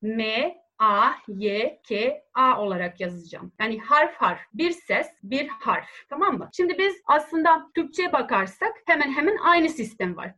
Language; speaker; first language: Turkish; non-native, fluent; Serbian